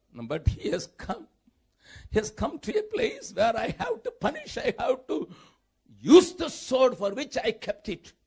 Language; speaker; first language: English; non-native, local second language; Tamil